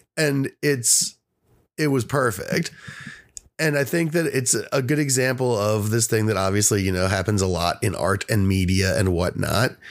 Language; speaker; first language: English; native; English